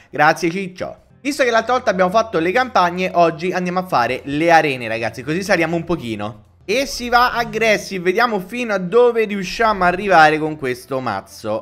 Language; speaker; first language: Italian; native; Italian